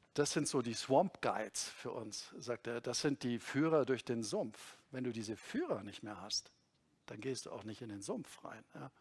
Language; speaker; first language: German; native; German